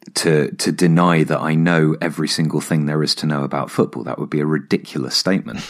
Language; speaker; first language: English; native; English